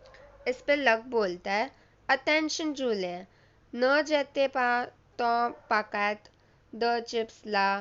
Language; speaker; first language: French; non-native, learner; Hindi